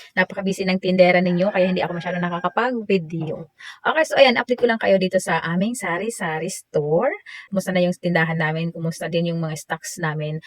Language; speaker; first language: Filipino; non-native, local second language; Waray